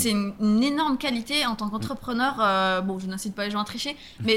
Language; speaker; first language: French; native; French